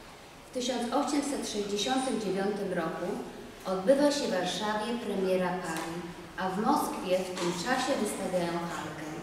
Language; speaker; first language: Polish; native; Polish